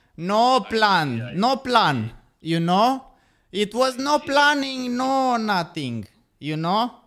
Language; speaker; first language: English; non-native, learner; Romanian